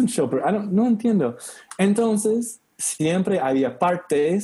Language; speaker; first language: Spanish; non-native, learner; English